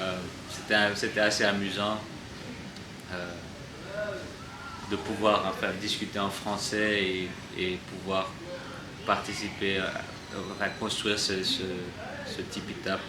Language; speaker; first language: French; non-native, learner; English